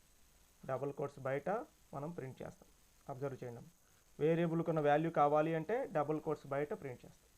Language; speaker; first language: Telugu; native; Telugu